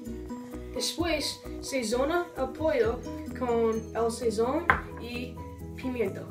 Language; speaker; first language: Spanish; non-native, learner; English